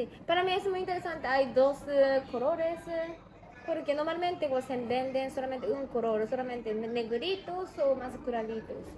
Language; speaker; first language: Spanish; non-native, learner; Japanese